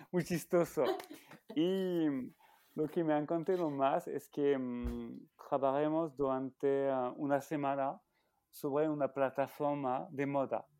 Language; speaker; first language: Spanish; non-native, learner; French